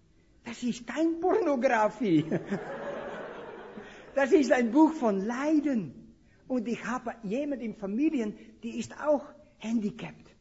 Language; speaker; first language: German; non-native, fluent; Dutch